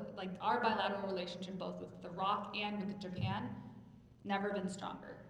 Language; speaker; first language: English; native; English